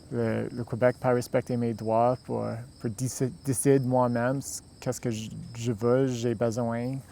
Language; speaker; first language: French; non-native, local second language; English